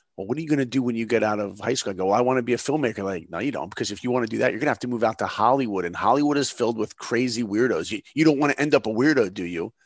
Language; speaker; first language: English; native; English